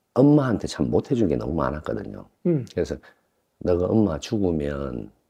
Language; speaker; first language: Korean; native; Korean